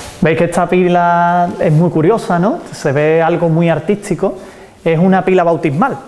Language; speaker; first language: Spanish; native; Spanish